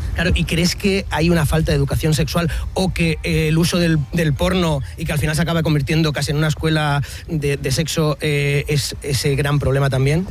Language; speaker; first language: Spanish; native; Spanish